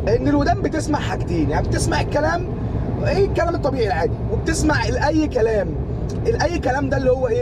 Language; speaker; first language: Arabic; native; Arabic